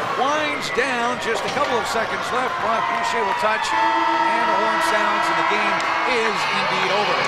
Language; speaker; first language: English; native; English